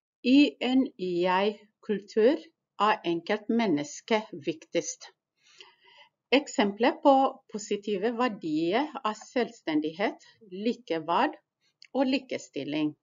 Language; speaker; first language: Norwegian; non-native, fluent; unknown